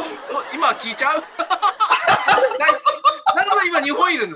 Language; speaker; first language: Japanese; native; Japanese